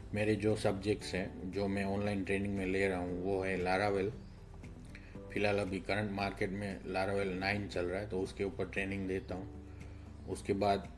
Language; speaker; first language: Hindi; non-native, local second language; Gujarati